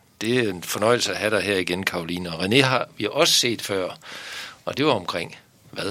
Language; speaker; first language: Danish; native; Danish